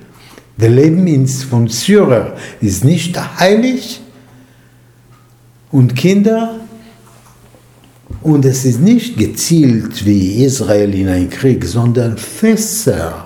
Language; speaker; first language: German; non-native, fluent; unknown